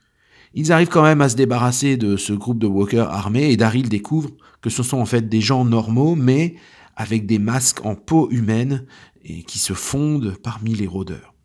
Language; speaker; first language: French; native; French